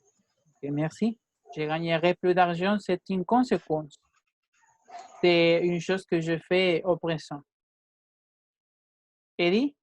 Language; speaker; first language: French; non-native, fluent; Spanish